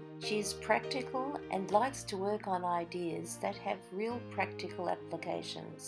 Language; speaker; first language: English; native; English